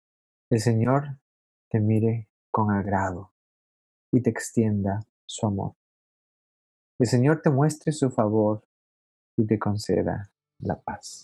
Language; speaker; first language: Spanish; native; Spanish